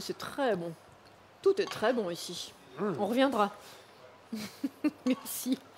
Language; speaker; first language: French; native; French